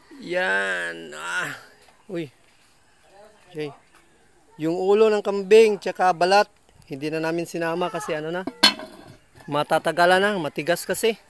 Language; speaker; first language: Filipino; non-native, local second language; Cebuano